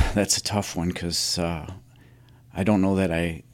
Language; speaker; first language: English; native; English